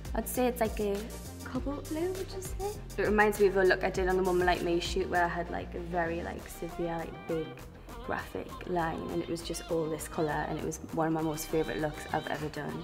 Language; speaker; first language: English; native; English